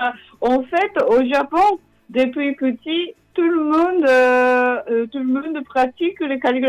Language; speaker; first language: French; non-native, fluent; Japanese